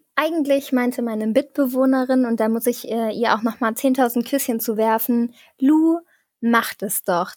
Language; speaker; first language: German; native; German